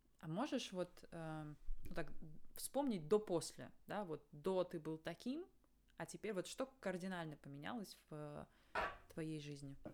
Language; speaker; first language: Russian; native; Russian